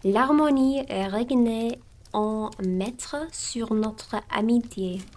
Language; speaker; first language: French; non-native, learner; English